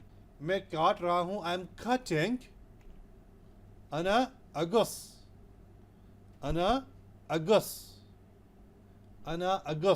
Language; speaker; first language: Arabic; non-native, fluent; Urdu